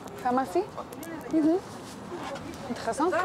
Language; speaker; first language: French; non-native, learner; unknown